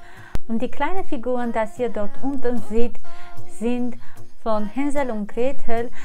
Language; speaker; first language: German; non-native, fluent; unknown